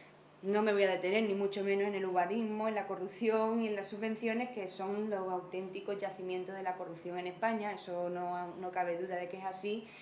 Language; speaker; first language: Spanish; native; Spanish